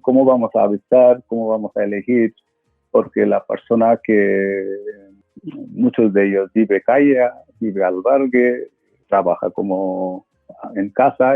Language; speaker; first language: Spanish; non-native, fluent; Bangla